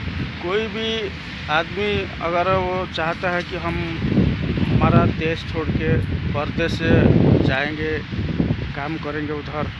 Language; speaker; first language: Hindi; non-native, local second language; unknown